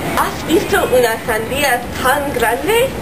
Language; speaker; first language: Spanish; non-native, learner; English